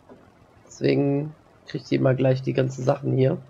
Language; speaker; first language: German; native; German